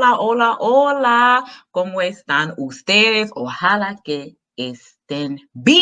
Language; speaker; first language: Spanish; non-native, learner; English